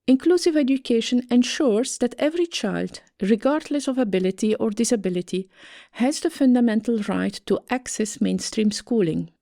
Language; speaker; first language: English; non-native, fluent; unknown